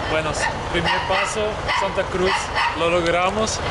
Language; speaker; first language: Spanish; non-native, learner; Dutch